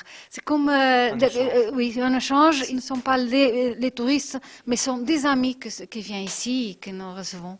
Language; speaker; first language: French; non-native, fluent; Portuguese